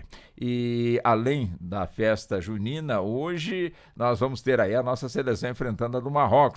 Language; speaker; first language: Portuguese; native; Portuguese